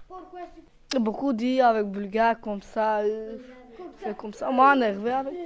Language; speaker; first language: French; non-native, learner; Bulgarian